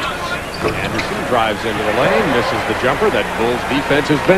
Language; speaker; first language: English; native; English